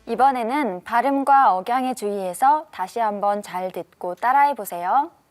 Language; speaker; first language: Korean; native; Korean